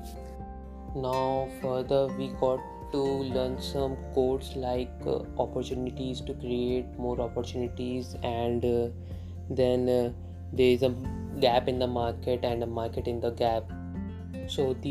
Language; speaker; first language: English; non-native, local second language; Hindi